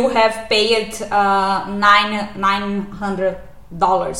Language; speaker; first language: English; non-native, learner; Portuguese